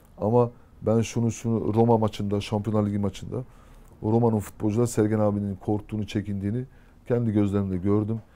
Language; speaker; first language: Turkish; early bilingual, heritage; Turkish